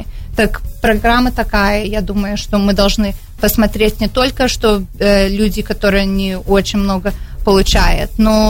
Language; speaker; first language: Russian; early bilingual, heritage; Russian